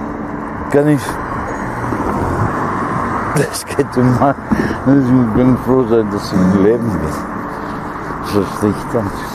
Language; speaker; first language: German; non-native, fluent; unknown